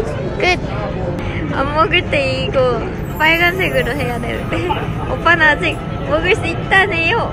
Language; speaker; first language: Korean; non-native, fluent; Japanese